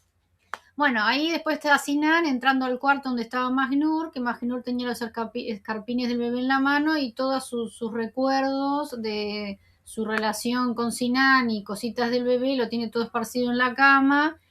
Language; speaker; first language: Spanish; native; Spanish